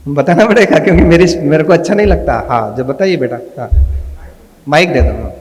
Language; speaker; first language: Hindi; non-native, local second language; Marathi